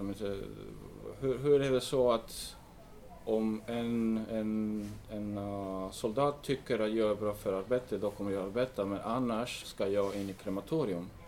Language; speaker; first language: Swedish; non-native, fluent; English